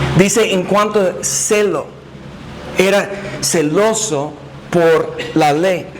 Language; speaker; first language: Spanish; non-native, fluent; English